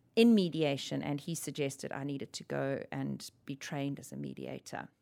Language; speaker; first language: English; native; English